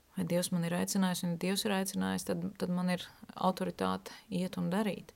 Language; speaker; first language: Latvian; native; Latvian